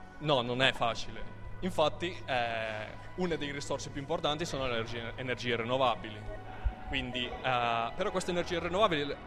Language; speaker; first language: Italian; non-native, fluent; Spanish